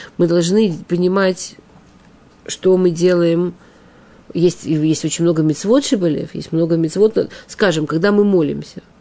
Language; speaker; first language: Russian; early bilingual, heritage; Russian